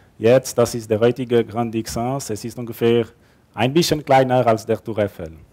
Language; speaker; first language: German; non-native, local second language; French